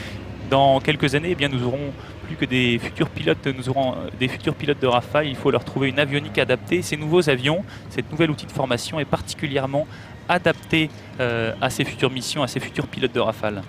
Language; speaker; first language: French; native; French